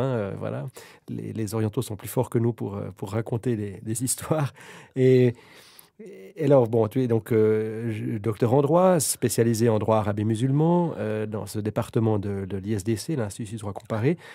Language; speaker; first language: French; native; French